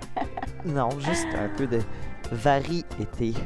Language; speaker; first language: French; native; French